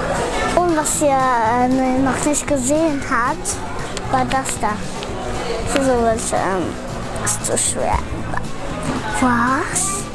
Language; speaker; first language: German; early bilingual, other home language; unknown